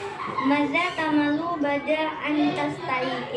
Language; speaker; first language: Arabic; non-native, learner; Indonesian